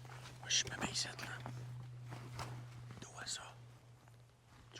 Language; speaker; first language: French; native; French